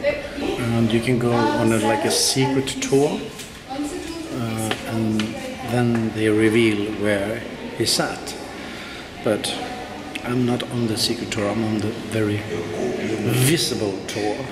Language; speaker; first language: English; non-native, fluent; Swedish